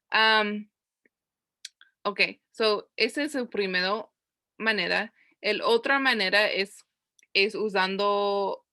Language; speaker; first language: Spanish; non-native, learner; English